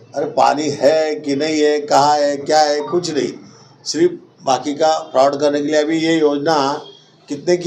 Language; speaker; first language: Hindi; non-native, local second language; Marathi